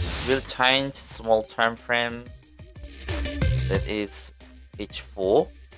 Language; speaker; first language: English; non-native, learner; Indonesian